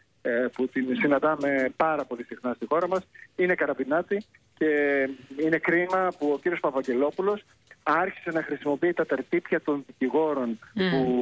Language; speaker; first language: Greek; native; Greek